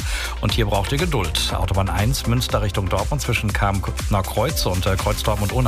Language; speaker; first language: German; native; German